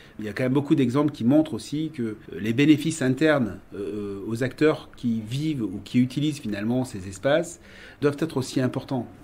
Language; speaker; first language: French; native; French